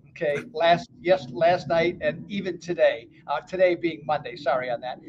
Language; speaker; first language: English; native; English